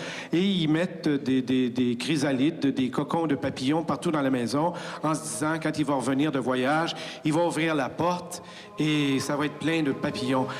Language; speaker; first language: French; native; French